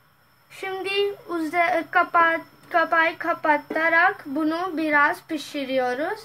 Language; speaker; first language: Turkish; non-native, learner; Urdu